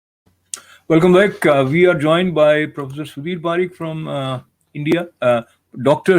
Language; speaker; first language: English; non-native, local second language; Hindi